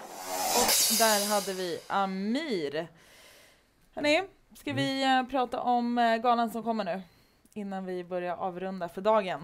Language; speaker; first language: Swedish; native; Swedish